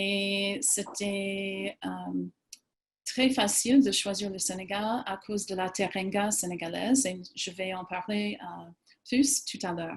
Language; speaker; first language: French; non-native, fluent; English